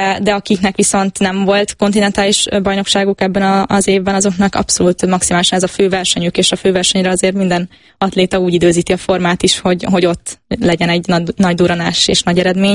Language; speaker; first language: Hungarian; native; Hungarian